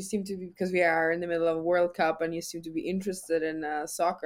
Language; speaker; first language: English; non-native, fluent; German